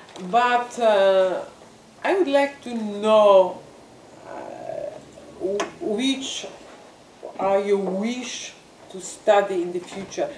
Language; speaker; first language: English; non-native, fluent; French